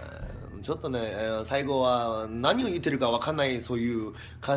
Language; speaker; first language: Japanese; non-native, fluent; Korean